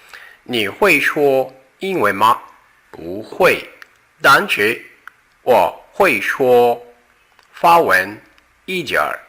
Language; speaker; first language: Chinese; non-native, learner; Portuguese